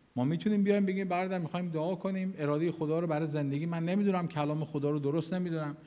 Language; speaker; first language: Persian; native; Persian